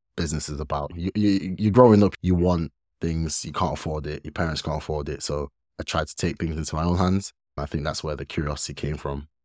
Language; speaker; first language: English; early bilingual, other home language; Yoruba